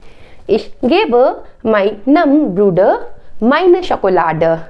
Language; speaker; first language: German; non-native, fluent; Hindi